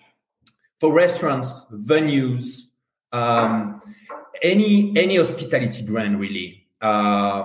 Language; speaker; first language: English; non-native, fluent; French